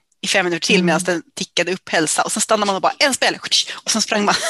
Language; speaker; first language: Swedish; native; Swedish